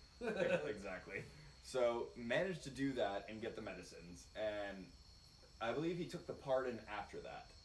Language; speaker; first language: English; native; English